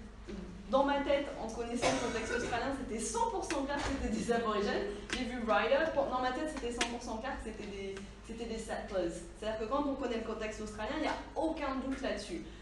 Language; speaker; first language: French; native; French